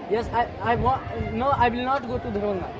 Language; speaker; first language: English; non-native, learner; Hindi